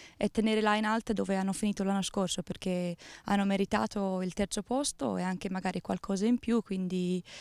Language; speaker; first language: Italian; non-native, fluent; English